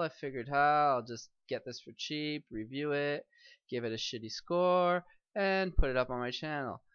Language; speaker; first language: English; native; English